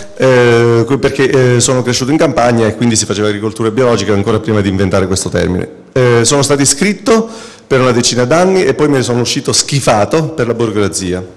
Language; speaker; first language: Italian; native; Italian